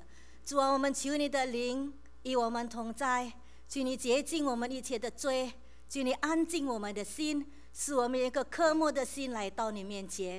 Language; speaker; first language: Chinese; native; Chinese